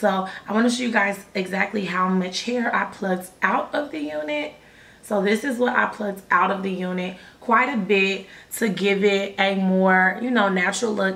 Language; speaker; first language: English; native; English